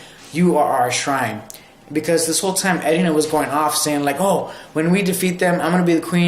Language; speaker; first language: English; native; English